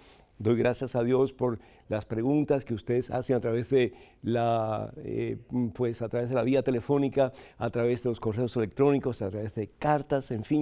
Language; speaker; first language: Spanish; native; Spanish